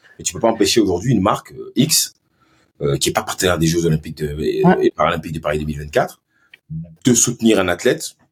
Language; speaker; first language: French; early bilingual, other home language; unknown